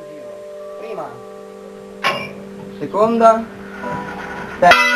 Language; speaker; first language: Italian; native; Italian